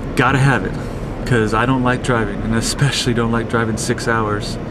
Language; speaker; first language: English; native; English